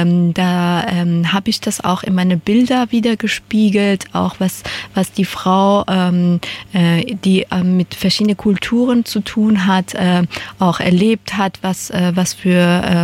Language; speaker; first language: German; non-native, fluent; Persian